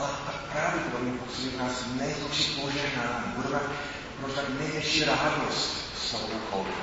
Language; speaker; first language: Czech; non-native, fluent; English